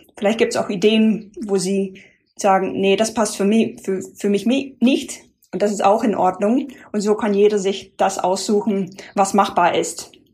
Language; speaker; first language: German; non-native, fluent; Dutch